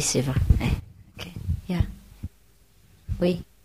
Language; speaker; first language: French; non-native, learner; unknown